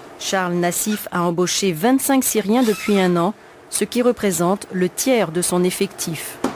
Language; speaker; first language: French; native; French